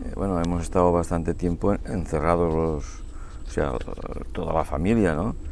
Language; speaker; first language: Spanish; non-native, local second language; Catalan